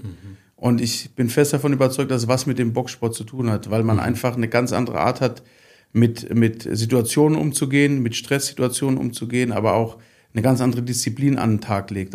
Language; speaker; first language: German; native; German